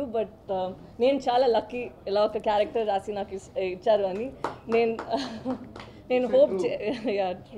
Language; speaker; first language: Telugu; non-native, fluent; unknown